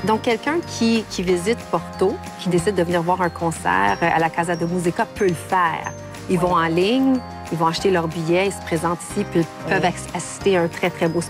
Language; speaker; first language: French; native; French